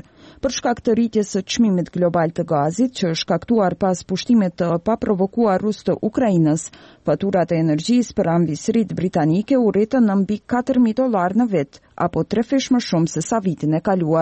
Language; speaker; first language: Albanian; native; Albanian